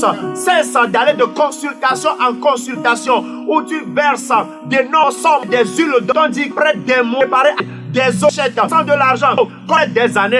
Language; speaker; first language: French; non-native, local second language; Ewe